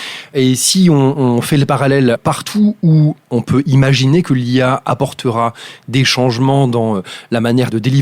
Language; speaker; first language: French; native; French